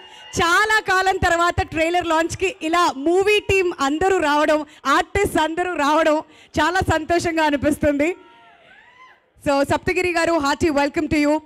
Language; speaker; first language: Telugu; native; Telugu